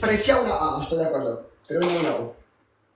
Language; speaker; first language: Spanish; non-native, fluent; French